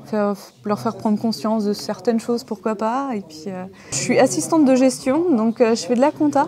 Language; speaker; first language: French; native; French